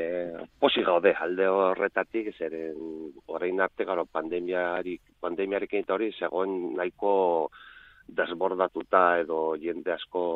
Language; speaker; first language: Basque; non-native, local second language; Spanish